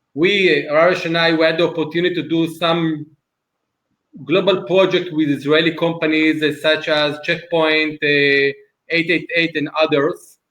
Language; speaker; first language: English; non-native, fluent; Hebrew